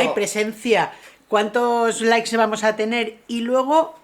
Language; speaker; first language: Spanish; native; Spanish